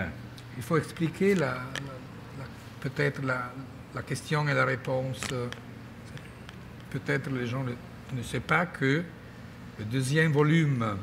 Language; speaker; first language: French; non-native, fluent; Italian